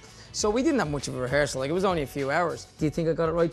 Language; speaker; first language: English; native; English